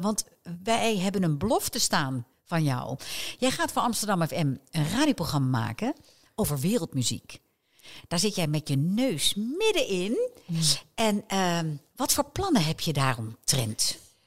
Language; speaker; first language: Dutch; native; Dutch